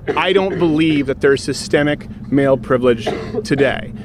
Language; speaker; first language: English; native; English